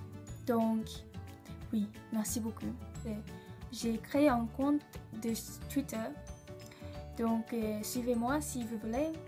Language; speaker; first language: French; non-native, learner; Japanese